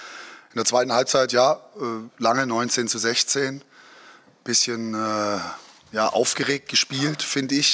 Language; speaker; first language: German; native; German